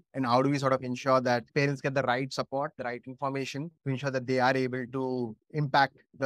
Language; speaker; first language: English; non-native, local second language; Hindi